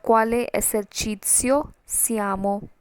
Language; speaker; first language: Italian; non-native, fluent; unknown